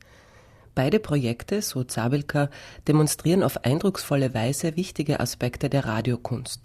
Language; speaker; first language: German; native; German